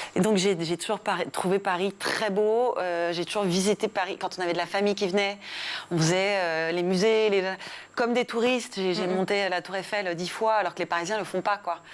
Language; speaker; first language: French; early bilingual, other home language; English